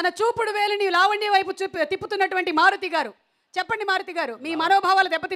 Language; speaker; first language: Telugu; native; Telugu